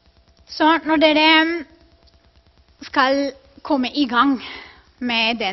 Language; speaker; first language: Norwegian; non-native, fluent; Spanish